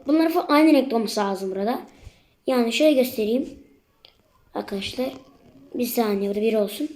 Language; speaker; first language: Turkish; native; Turkish